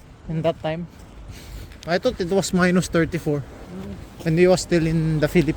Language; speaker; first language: English; non-native, learner; Filipino